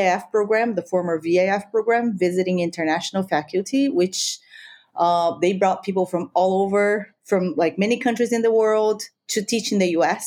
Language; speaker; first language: English; non-native, fluent; Spanish